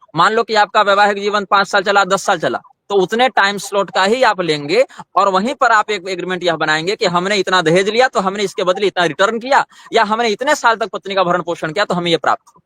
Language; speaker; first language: Hindi; native; Hindi